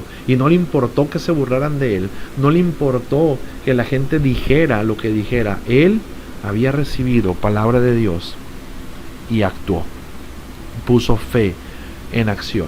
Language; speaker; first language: Spanish; native; Spanish